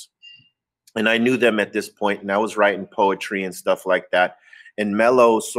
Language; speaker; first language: English; native; English